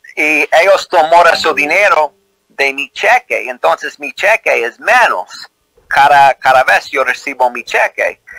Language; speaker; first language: Spanish; non-native, learner; English